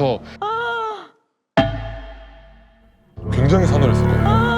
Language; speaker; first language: Korean; native; Korean